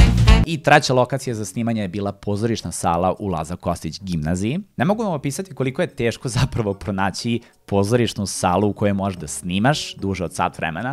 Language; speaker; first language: Serbian; native; Serbian